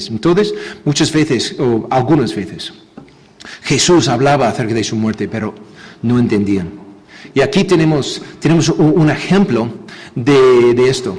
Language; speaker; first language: Spanish; non-native, fluent; English